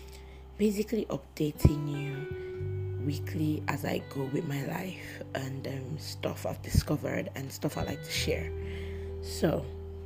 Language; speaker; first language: English; non-native, local second language; Yoruba